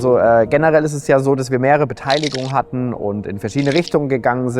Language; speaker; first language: German; native; German